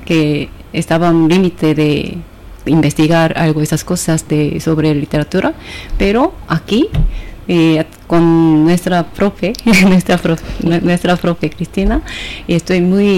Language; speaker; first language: Spanish; non-native, fluent; Korean